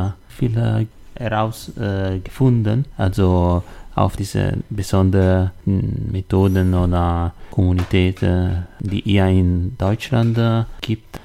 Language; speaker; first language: German; non-native, learner; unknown